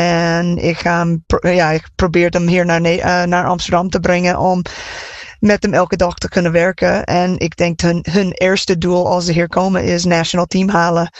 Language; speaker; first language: Dutch; non-native, fluent; English